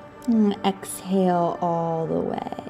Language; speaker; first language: English; native; English